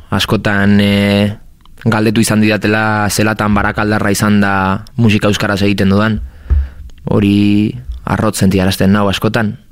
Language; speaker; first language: Basque; non-native, local second language; Spanish